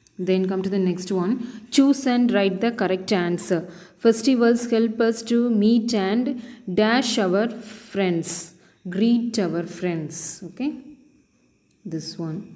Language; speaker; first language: English; non-native, local second language; Tamil